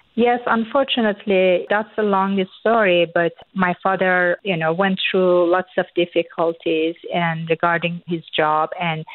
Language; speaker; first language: English; non-native, fluent; Persian